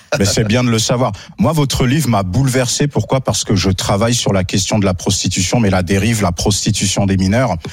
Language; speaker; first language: French; native; French